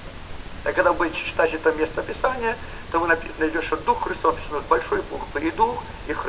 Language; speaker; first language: Polish; non-native, learner; Russian